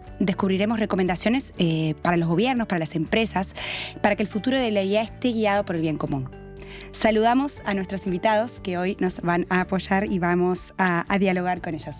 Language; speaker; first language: Spanish; native; Spanish